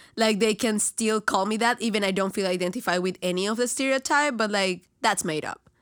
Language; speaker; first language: English; non-native, fluent; Spanish